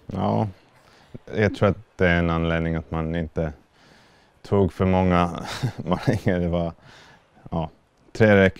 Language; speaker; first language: Swedish; non-native, fluent; Finnish